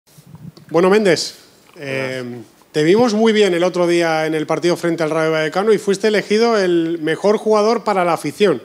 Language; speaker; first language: Spanish; native; Spanish